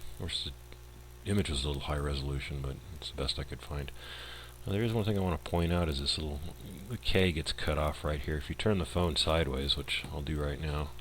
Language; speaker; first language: English; native; English